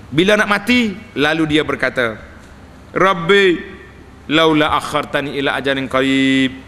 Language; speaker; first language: Malay; native; Malay